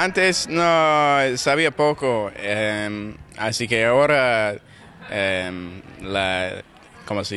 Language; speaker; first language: Spanish; non-native, learner; English